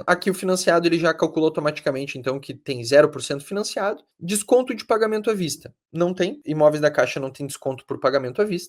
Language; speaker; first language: Portuguese; native; Portuguese